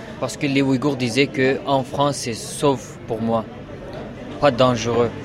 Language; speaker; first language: French; non-native, learner; Uyghur